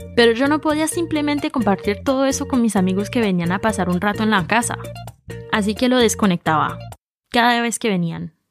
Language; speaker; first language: Spanish; early bilingual, heritage; Spanish